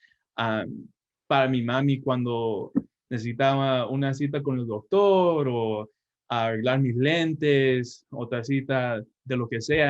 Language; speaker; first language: Spanish; early bilingual, heritage; Spanish